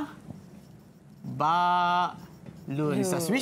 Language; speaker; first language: German; non-native, learner; Malay